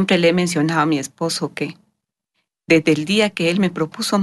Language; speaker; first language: Spanish; native; Spanish